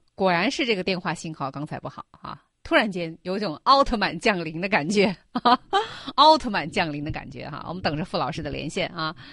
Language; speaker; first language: Chinese; native; Chinese